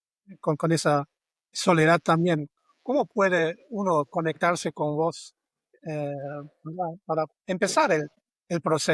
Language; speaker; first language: Spanish; non-native, fluent; German